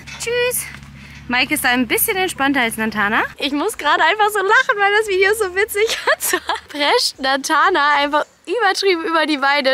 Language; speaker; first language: German; native; German